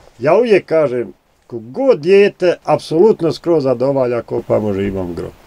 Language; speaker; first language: Bosnian; native; Bosnian